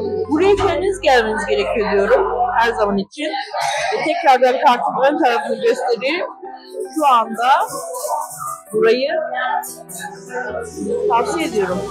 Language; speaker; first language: Turkish; early bilingual, heritage; Turkish